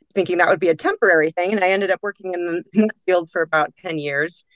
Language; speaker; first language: English; native; English